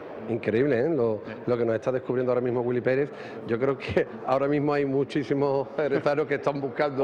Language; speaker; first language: Spanish; native; Spanish